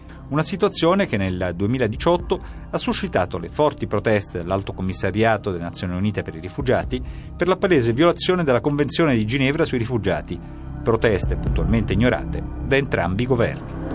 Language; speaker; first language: Italian; native; Italian